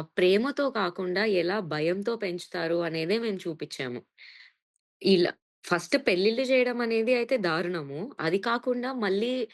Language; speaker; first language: Telugu; native; Telugu